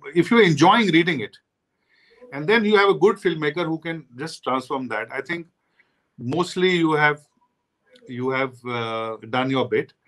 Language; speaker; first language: English; non-native, local second language; Hindi